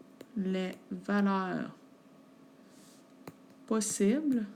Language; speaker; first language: French; native; French